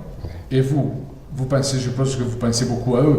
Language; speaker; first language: French; non-native, fluent; Spanish